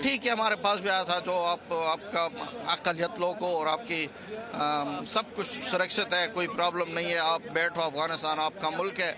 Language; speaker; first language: Hindi; non-native, fluent; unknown